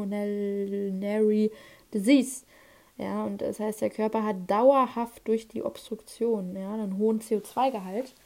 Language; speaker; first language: German; native; German